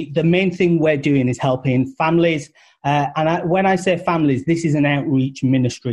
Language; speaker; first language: English; native; English